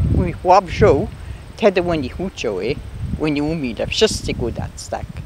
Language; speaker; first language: Polish; early bilingual, heritage; Polish